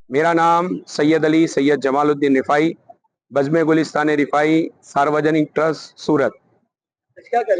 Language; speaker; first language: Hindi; non-native, local second language; Gujarati